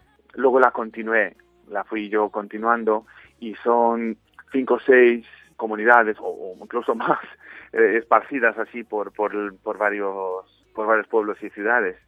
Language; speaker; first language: Spanish; non-native, fluent; Romanian